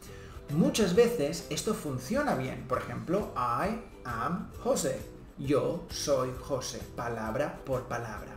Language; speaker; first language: Spanish; native; Spanish